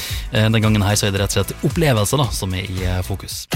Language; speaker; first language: Norwegian; native; Norwegian